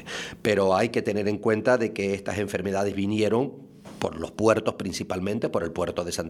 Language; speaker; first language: Spanish; native; Spanish